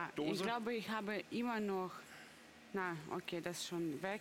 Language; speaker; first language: German; non-native, learner; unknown